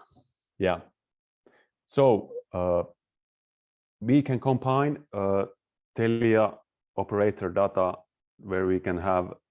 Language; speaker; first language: English; non-native, fluent; Finnish